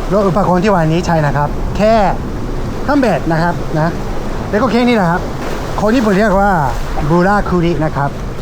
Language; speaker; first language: Thai; native; Thai